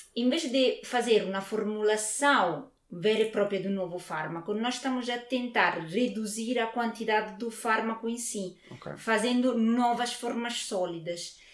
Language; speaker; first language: Portuguese; non-native, fluent; Italian